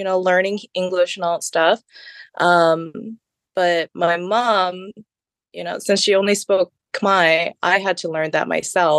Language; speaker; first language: English; early bilingual, other home language; Khmer